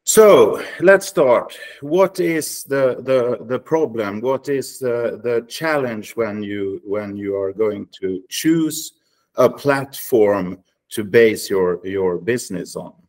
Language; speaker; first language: English; non-native, fluent; Swedish